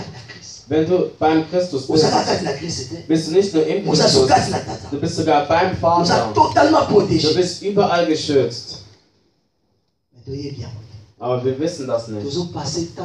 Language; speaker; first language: German; non-native, fluent; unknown